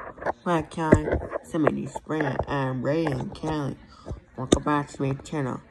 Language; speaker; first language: English; native; English